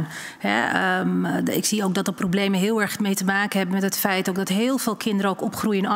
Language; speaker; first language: Dutch; native; Dutch